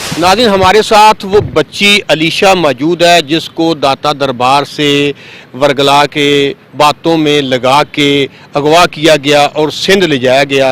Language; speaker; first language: Hindi; non-native, local second language; Punjabi